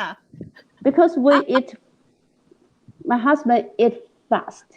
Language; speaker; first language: English; non-native, learner; Chinese